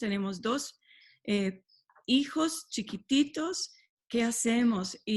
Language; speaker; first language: Spanish; non-native, fluent; English